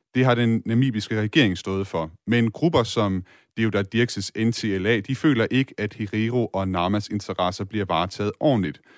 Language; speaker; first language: Danish; native; Danish